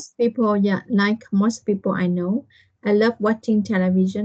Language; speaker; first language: English; non-native, learner; Vietnamese